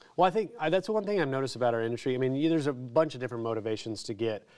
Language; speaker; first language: English; native; English